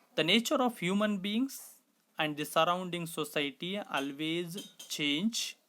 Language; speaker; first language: English; non-native, local second language; Kannada